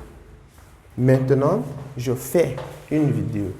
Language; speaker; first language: French; non-native, fluent; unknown